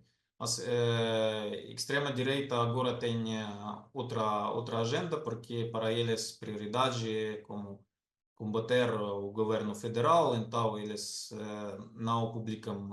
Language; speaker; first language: Portuguese; non-native, fluent; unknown